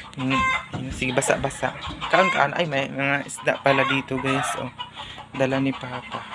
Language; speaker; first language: Filipino; non-native, local second language; Cebuano